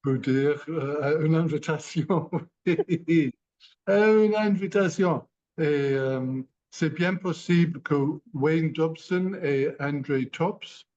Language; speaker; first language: French; non-native, learner; English